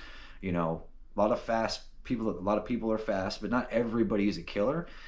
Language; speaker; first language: English; native; English